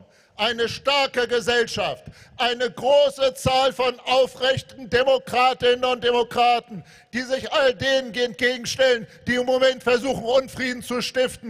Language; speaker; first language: German; native; German